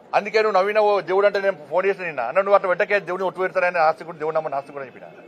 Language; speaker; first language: Telugu; native; Telugu